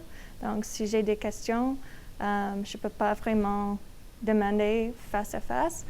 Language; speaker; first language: French; non-native, learner; English